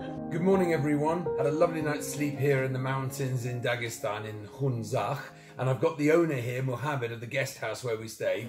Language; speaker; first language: English; native; English